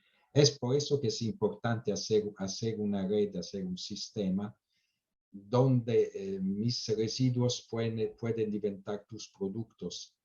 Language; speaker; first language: Spanish; non-native, fluent; Italian